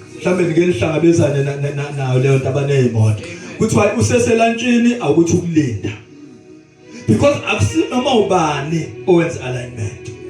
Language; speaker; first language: Zulu; native; Zulu